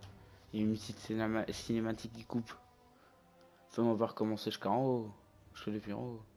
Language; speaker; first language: French; native; French